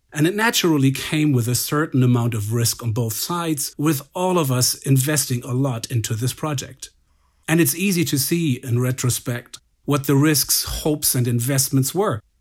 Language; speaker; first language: English; non-native, fluent; German